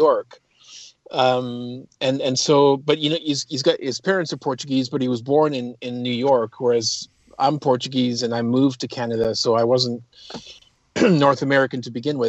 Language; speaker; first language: English; early bilingual, other home language; Portuguese